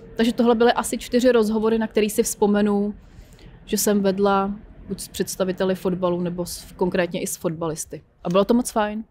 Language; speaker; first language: Czech; native; Czech